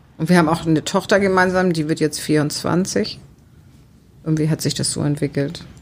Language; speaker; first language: German; native; German